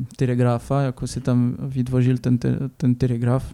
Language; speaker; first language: Czech; non-native, fluent; French